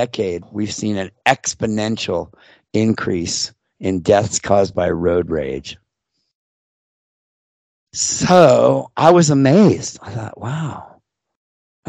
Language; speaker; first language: English; native; English